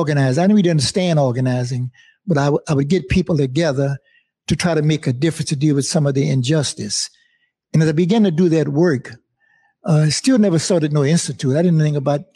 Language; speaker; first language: English; native; English